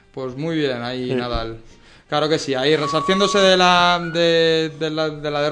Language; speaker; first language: Spanish; native; Spanish